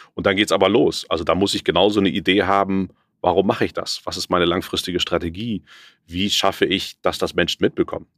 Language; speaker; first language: German; native; German